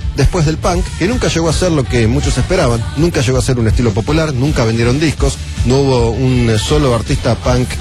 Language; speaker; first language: Spanish; native; Spanish